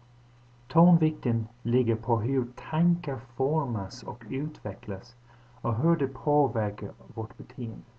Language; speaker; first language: Swedish; non-native, fluent; English